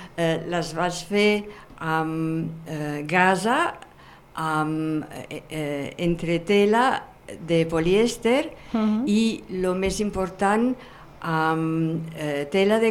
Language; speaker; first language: Catalan; non-native, fluent; German